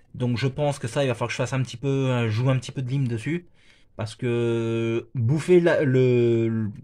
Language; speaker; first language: French; native; French